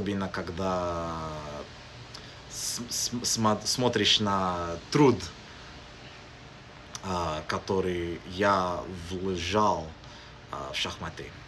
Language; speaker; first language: Russian; non-native, learner; English